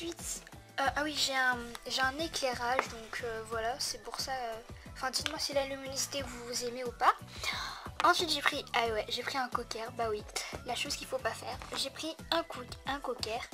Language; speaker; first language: French; native; French